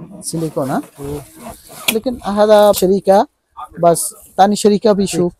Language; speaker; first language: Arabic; non-native, learner; Bangla